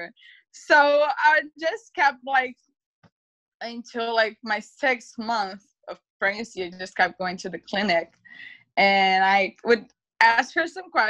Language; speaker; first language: English; non-native, fluent; Portuguese